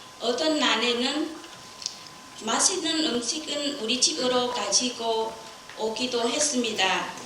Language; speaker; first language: Korean; non-native, learner; Vietnamese